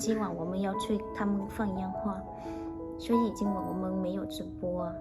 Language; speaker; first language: Chinese; non-native, learner; Vietnamese